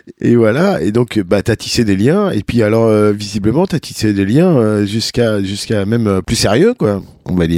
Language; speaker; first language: French; native; French